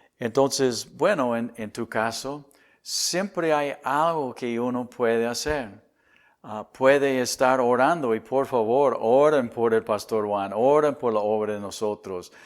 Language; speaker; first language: Spanish; non-native, fluent; English